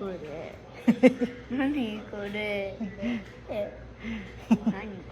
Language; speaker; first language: Japanese; native; Japanese